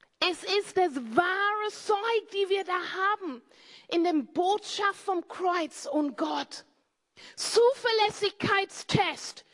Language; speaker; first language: German; non-native, fluent; English